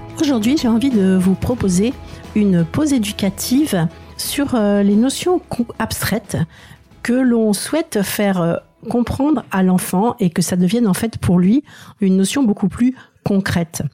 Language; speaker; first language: French; native; French